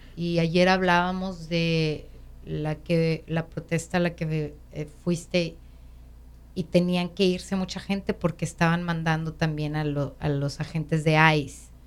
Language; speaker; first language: Spanish; native; Spanish